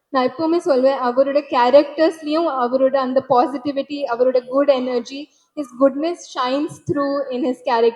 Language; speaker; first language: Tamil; non-native, learner; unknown